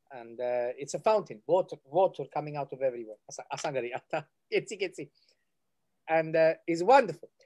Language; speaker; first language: English; early bilingual, other home language; Armenian